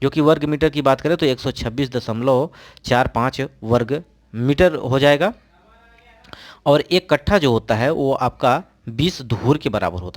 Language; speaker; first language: Hindi; native; Hindi